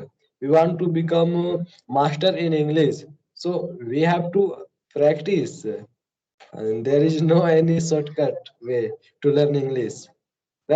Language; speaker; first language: English; non-native, learner; Hindi